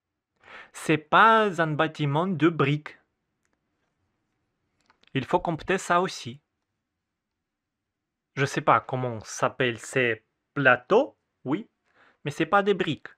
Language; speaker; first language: French; non-native, fluent; Russian